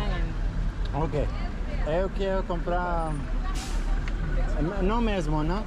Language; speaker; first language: Portuguese; non-native, learner; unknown